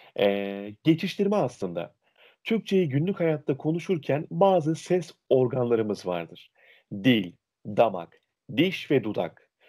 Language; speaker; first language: Turkish; native; Turkish